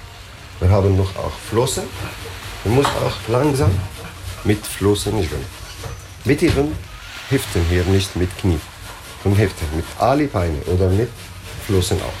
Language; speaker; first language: German; non-native, learner; Arabic